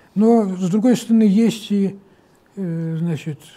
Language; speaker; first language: Russian; native; Russian